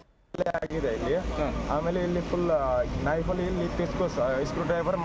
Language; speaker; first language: Kannada; non-native, learner; Nepali